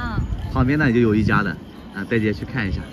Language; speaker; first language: Chinese; native; Chinese